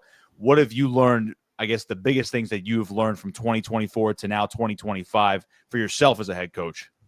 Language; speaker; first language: English; native; English